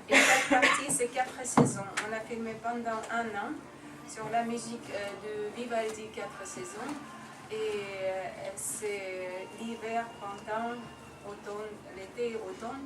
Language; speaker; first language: French; non-native, fluent; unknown